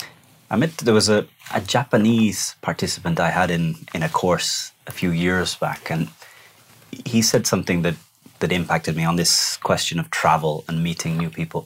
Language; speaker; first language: English; native; English